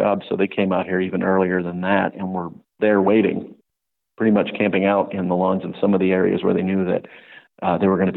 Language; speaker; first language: English; native; English